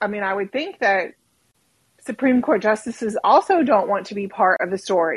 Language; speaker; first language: English; native; English